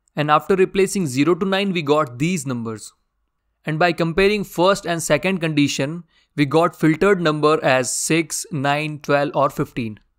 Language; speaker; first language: English; non-native, local second language; Hindi